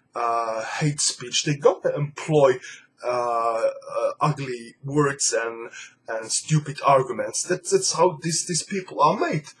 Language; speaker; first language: English; non-native, fluent; Luxembourgish